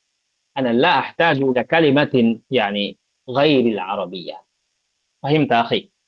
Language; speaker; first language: Arabic; non-native, fluent; Bangla